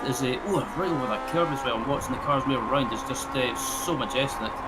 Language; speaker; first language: English; native; English